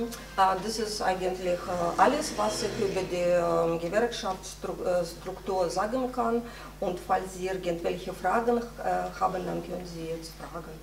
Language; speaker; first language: German; non-native, fluent; Russian